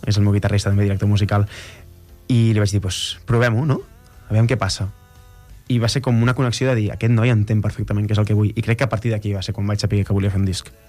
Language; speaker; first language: Catalan; native; Catalan